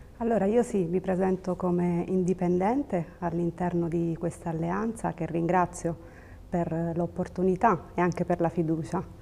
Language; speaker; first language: Italian; early bilingual, other home language; Tigrinya